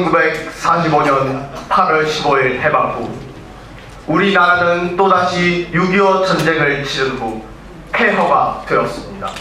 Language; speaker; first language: Korean; early bilingual, heritage; Korean